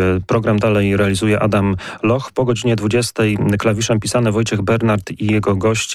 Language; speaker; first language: Polish; native; Polish